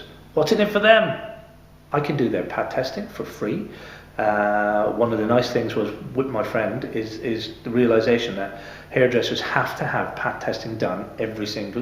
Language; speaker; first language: English; native; English